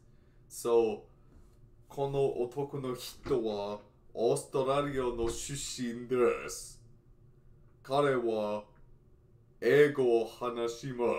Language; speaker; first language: Japanese; non-native, learner; English